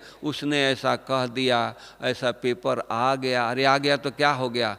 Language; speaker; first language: Hindi; native; Hindi